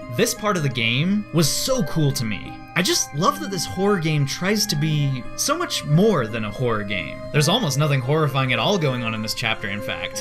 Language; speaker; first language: English; native; English